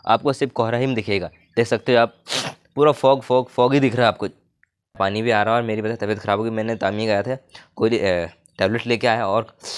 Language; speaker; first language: Hindi; native; Hindi